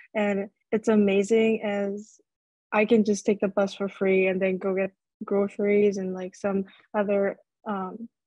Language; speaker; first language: English; non-native, fluent; Korean